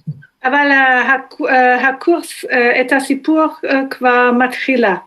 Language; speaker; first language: Hebrew; non-native, learner; German